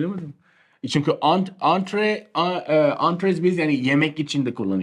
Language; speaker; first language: Turkish; non-native, fluent; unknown